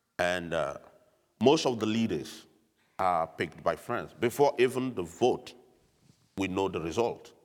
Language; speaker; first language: English; non-native, fluent; French